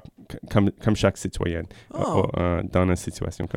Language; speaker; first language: French; non-native, fluent; English